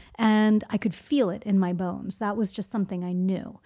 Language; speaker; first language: English; early bilingual, other home language; Hindi